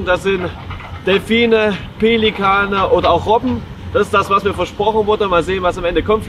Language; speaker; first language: German; native; German